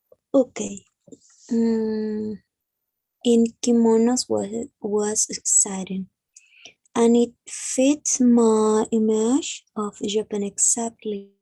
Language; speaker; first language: English; non-native, learner; Spanish